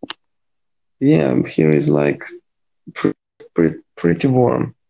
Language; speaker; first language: English; non-native, fluent; Croatian